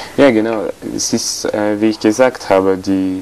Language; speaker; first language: German; non-native, fluent; French